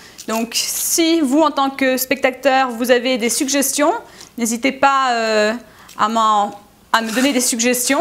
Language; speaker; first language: French; native; French